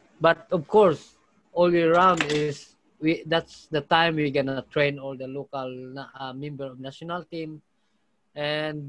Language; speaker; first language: English; non-native, local second language; Filipino